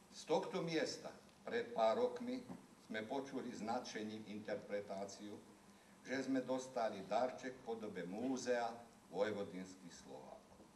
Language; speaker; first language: Slovak; early bilingual, heritage; Slovak